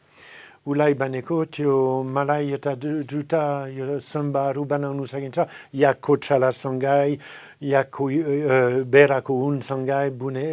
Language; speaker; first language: Nepali; non-native, fluent; French